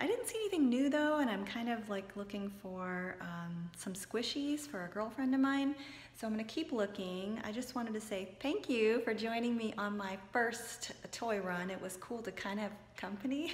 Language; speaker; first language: English; native; English